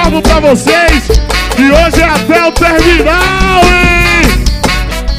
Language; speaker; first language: Portuguese; native; Portuguese